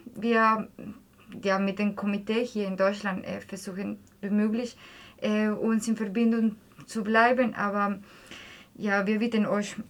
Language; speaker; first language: German; non-native, fluent; Spanish